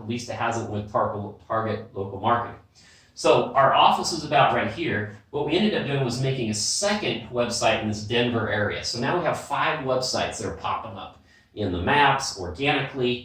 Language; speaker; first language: English; native; English